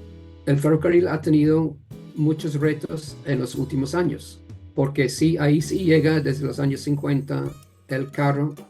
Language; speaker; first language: Spanish; non-native, fluent; English